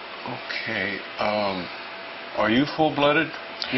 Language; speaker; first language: English; native; English